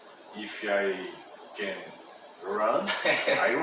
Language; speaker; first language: English; non-native, learner; Portuguese